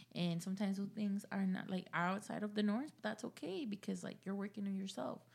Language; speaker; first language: English; early bilingual, other home language; Spanish